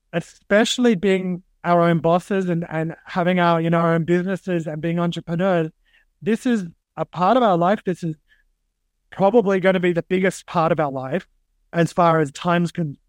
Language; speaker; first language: English; native; English